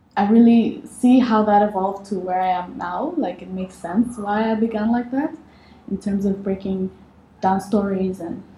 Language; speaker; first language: English; non-native, fluent; Arabic